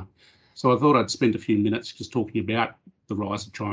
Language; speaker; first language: English; native; English